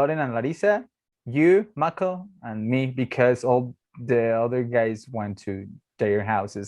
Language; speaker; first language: English; non-native, learner; Spanish